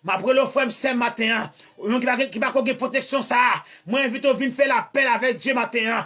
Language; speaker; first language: French; non-native, learner; Haitian Creole